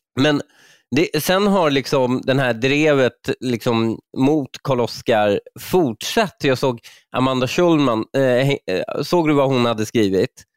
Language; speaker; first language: Swedish; early bilingual, other home language; Persian